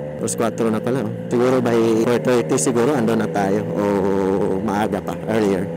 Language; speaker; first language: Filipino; non-native, local second language; Cebuano